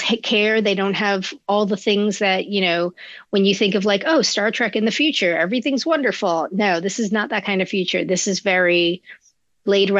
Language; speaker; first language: English; native; English